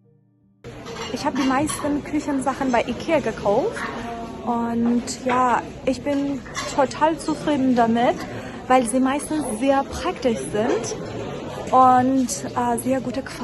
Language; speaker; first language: German; non-native, fluent; Persian